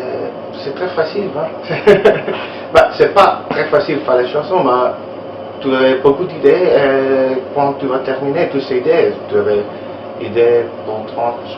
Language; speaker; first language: French; non-native, learner; Italian